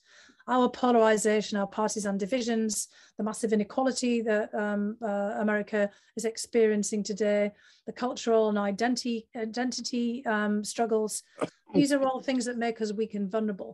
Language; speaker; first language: English; native; English